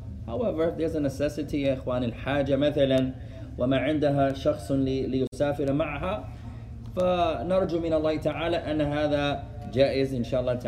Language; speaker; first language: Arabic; non-native, fluent; English